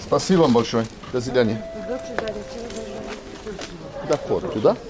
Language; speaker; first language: Russian; non-native, learner; English